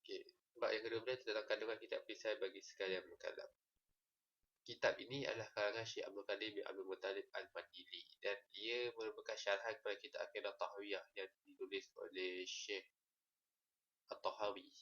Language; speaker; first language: Malay; native; Malay